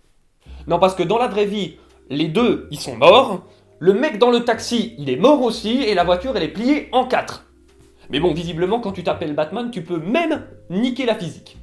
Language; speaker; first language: French; native; French